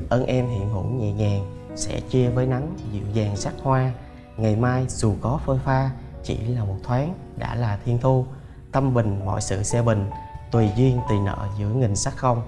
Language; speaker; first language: Vietnamese; native; Vietnamese